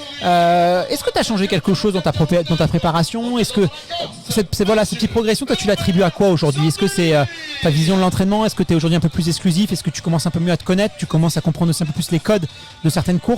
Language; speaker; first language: French; native; French